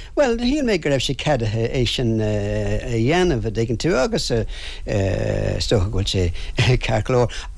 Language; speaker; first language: Irish; non-native, local second language; English